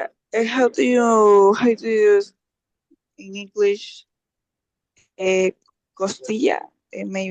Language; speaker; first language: English; non-native, learner; Spanish